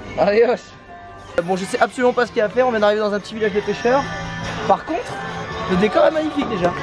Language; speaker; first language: French; native; French